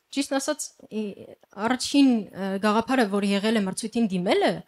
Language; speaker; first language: Armenian; native; Armenian